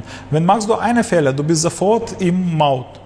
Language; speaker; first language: German; non-native, learner; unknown